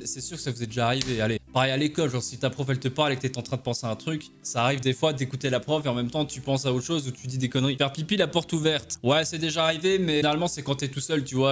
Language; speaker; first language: French; native; French